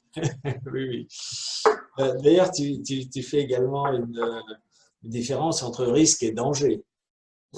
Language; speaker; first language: French; native; French